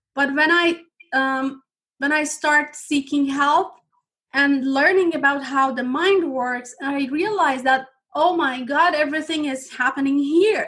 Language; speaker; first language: English; non-native, fluent; Persian